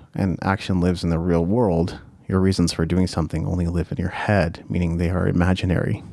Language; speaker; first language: English; early bilingual, other home language; Japanese